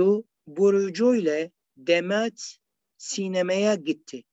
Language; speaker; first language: Turkish; non-native, learner; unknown